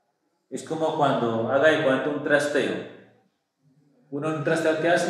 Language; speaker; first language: Spanish; native; Spanish